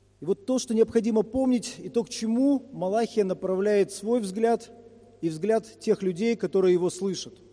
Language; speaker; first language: Russian; native; Russian